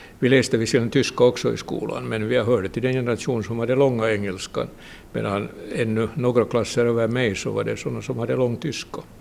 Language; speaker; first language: Swedish; native; Swedish